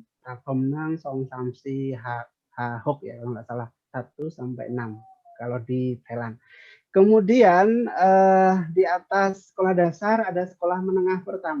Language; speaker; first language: Indonesian; native; Indonesian